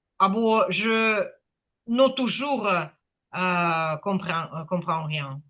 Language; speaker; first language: French; non-native, fluent; Ukrainian